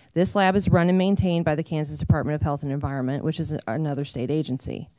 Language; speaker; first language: English; native; English